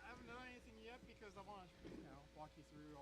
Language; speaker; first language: English; native; English